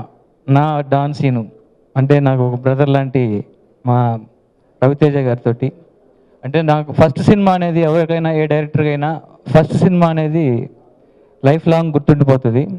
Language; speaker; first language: Telugu; native; Telugu